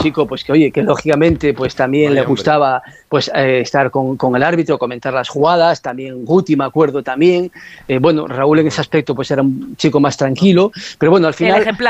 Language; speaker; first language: Spanish; native; Spanish